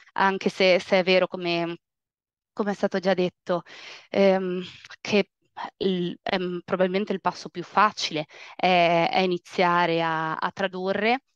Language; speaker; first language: Italian; native; Italian